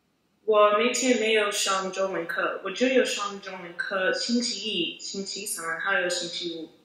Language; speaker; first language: Chinese; non-native, learner; English